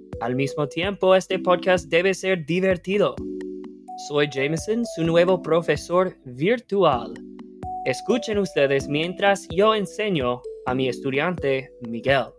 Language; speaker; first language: Spanish; non-native, fluent; English